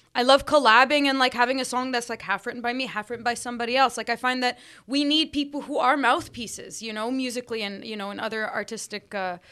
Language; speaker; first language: English; early bilingual, other home language; Arabic